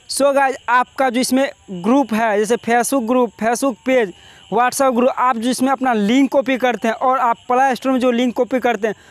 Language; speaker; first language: Hindi; native; Hindi